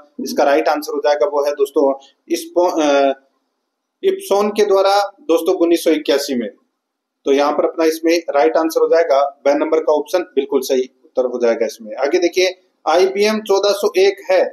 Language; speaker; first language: Hindi; native; Hindi